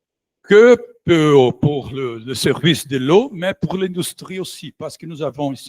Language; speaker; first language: French; non-native, learner; Portuguese